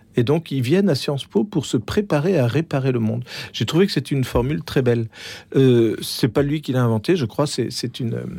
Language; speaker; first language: French; native; French